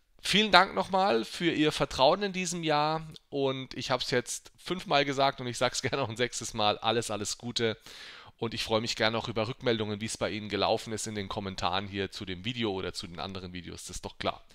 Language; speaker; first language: German; native; German